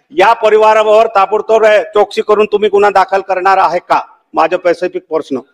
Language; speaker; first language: Marathi; non-native, local second language; Bhili